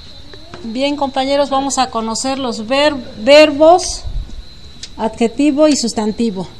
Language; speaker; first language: Spanish; non-native, local second language; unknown